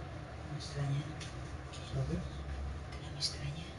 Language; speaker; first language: Spanish; native; Spanish